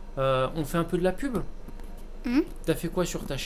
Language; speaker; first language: French; native; French